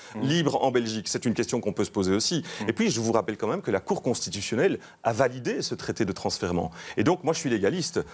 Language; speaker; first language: French; native; French